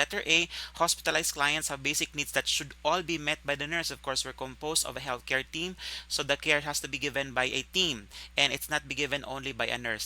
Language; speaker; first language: English; non-native, local second language; Filipino